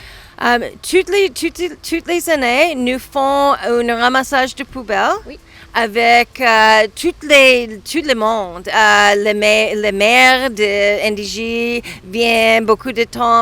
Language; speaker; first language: French; non-native, learner; English